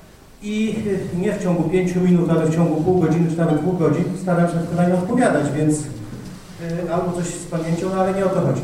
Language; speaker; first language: Polish; native; Polish